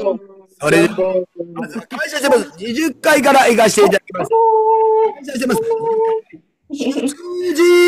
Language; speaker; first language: Japanese; native; Japanese